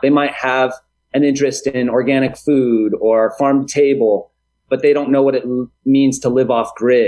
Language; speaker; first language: English; native; English